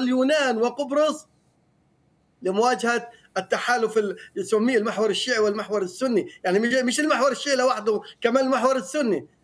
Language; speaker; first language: Arabic; native; Arabic